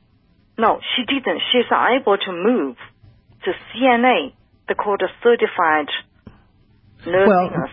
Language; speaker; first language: English; non-native, fluent; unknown